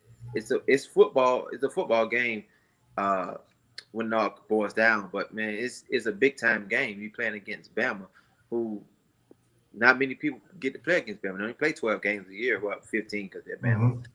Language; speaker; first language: English; native; English